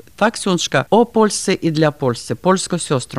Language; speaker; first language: Polish; non-native, learner; Ukrainian